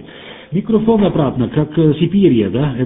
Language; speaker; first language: Russian; non-native, learner; German